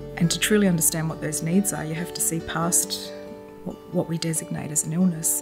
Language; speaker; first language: English; native; English